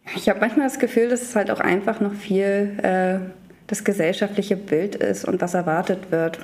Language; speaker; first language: German; native; German